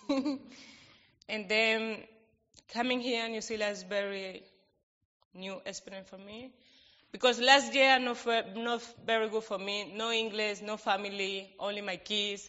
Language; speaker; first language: English; non-native, learner; Spanish